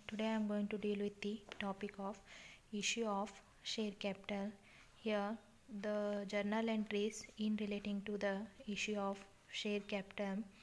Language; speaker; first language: English; non-native, local second language; Kannada